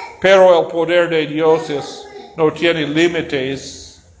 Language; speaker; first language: Spanish; non-native, learner; English